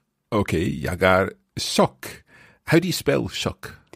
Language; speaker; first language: Swedish; non-native, learner; English